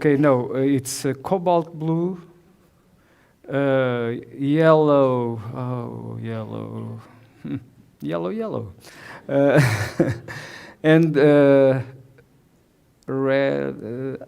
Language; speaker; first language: English; non-native, learner; Portuguese